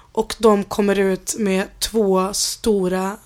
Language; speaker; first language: Swedish; early bilingual, other home language; Spanish